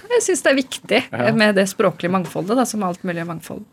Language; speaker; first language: Norwegian; non-native, local second language; Urdu